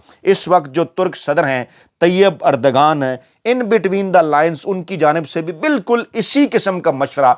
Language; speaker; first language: Urdu; native; Urdu